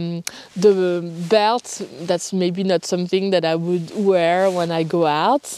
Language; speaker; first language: English; non-native, fluent; French